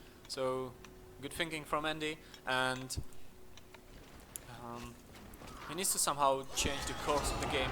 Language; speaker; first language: English; non-native, fluent; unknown